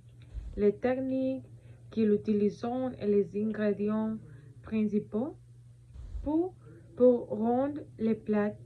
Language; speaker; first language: French; non-native, learner; Spanish